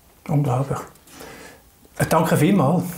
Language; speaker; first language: German; native; German